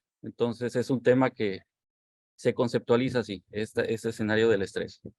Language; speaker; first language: Spanish; native; Spanish